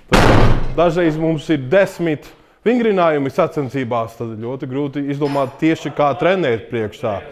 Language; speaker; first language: Latvian; early bilingual, heritage; English